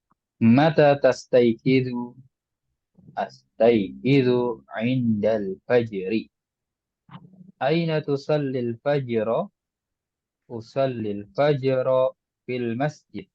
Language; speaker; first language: Arabic; non-native, fluent; Indonesian